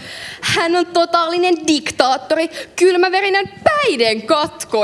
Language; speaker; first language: Finnish; native; Finnish